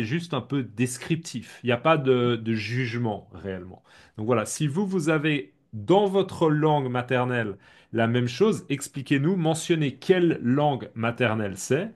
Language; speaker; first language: French; native; French